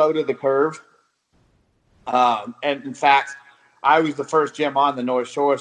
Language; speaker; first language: English; native; English